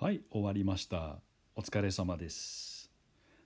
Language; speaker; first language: Japanese; non-native, fluent; English